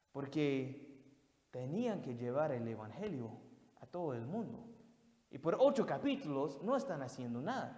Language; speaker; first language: Spanish; non-native, fluent; English